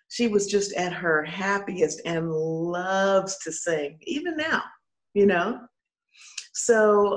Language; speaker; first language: English; native; English